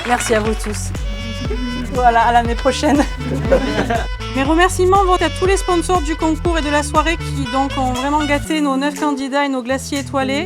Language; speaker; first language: French; native; French